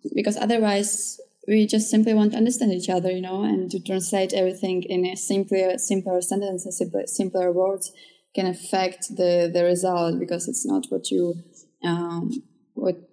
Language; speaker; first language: English; early bilingual, other home language; Czech